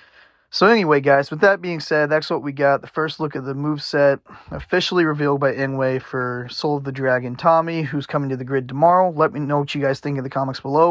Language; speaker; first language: English; native; English